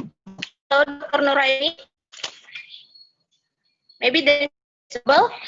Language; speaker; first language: English; non-native, fluent; Indonesian